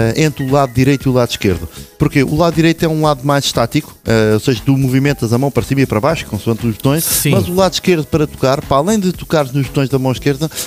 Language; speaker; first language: Portuguese; native; Portuguese